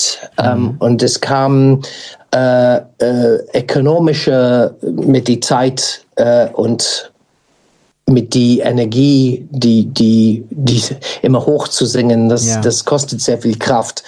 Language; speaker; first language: German; non-native, fluent; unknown